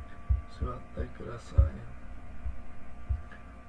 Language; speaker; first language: Japanese; non-native, learner; English